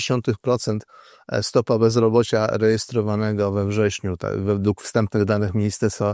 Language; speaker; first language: Polish; native; Polish